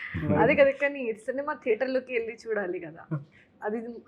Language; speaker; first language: Telugu; non-native, fluent; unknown